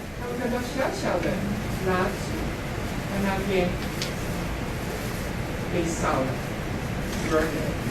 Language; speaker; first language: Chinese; non-native, fluent; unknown